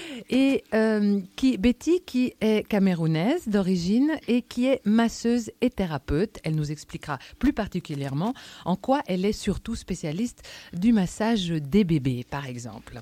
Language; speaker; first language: French; native; French